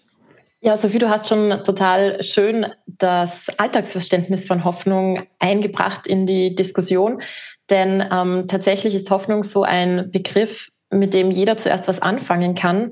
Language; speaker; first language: German; native; German